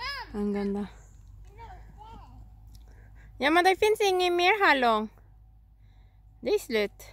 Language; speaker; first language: Swedish; non-native, learner; Filipino